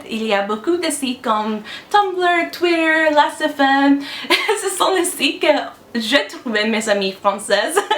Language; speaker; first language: French; non-native, fluent; English